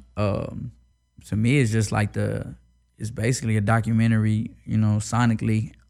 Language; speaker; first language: English; native; English